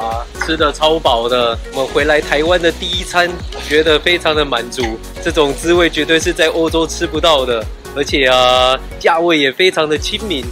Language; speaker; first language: Chinese; native; Chinese